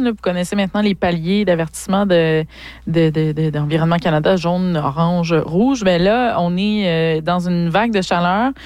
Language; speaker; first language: French; native; French